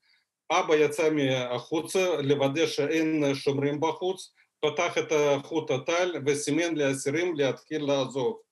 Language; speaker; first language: Hebrew; non-native, fluent; Russian